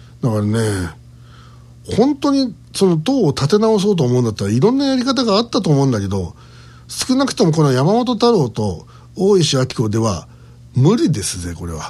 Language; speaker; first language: Japanese; native; Japanese